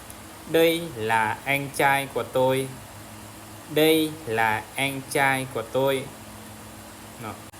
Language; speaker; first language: Vietnamese; non-native, learner; Lao